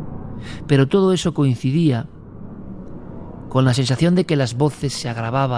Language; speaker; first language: Spanish; native; Spanish